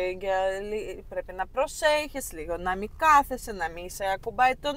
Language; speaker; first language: Greek; non-native, fluent; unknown